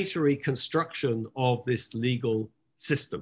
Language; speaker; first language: English; native; English